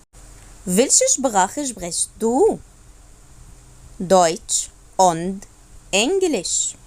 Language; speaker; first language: German; non-native, fluent; Arabic